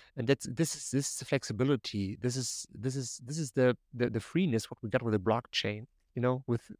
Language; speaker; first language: English; non-native, fluent; German